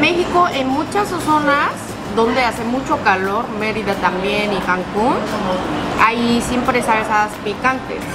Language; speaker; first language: Spanish; non-native, learner; Korean